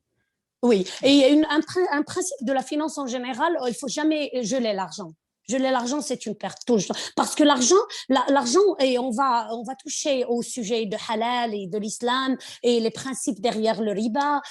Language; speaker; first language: French; non-native, local second language; Arabic